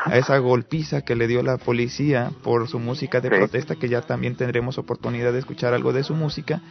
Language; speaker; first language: Spanish; native; Spanish